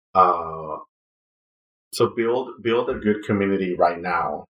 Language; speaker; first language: English; non-native, fluent; Spanish